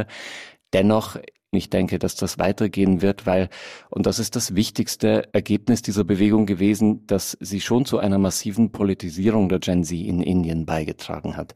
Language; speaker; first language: German; native; German